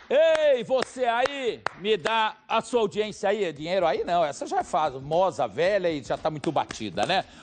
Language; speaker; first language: Portuguese; native; Portuguese